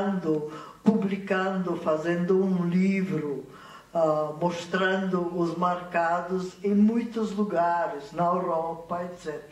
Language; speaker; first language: Portuguese; non-native, fluent; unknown